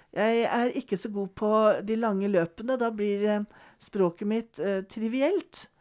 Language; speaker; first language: Norwegian; native; Norwegian